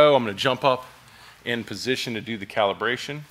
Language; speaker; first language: English; native; English